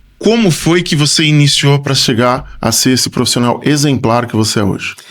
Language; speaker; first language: Portuguese; native; Portuguese